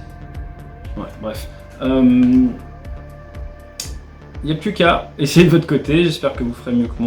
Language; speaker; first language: French; native; French